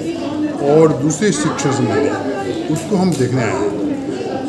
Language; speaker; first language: Hindi; native; Hindi